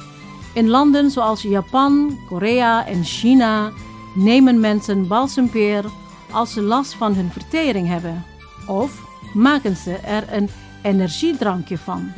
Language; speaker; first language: Dutch; non-native, fluent; Indonesian